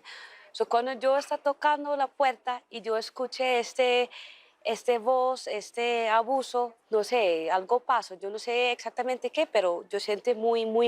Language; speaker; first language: Spanish; early bilingual, heritage; Dutch